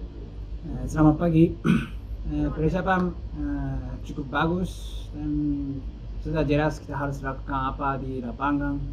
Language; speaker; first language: Indonesian; non-native, learner; Japanese